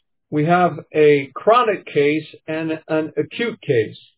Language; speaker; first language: English; native; English